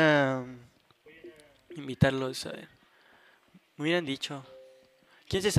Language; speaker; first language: Spanish; native; Spanish